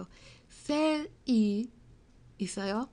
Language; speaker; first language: Korean; non-native, learner; English